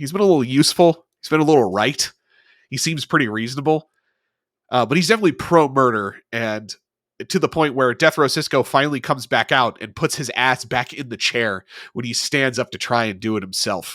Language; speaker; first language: English; native; English